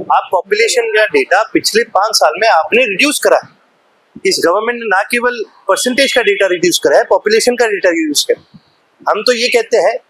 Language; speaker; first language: Hindi; native; Hindi